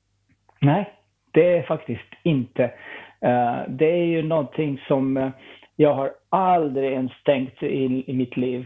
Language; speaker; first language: Swedish; non-native, fluent; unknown